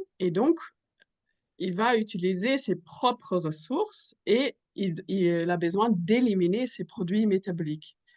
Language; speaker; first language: French; non-native, fluent; German